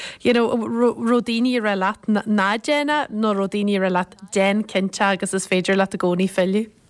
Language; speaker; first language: Irish; native; Irish